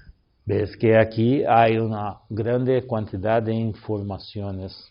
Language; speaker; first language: Spanish; non-native, learner; Portuguese